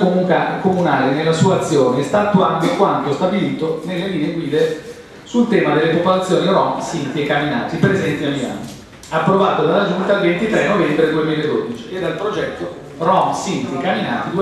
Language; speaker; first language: Italian; native; Italian